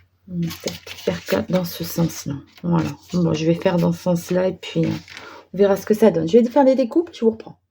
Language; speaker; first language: French; native; French